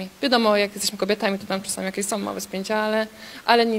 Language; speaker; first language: Polish; native; Polish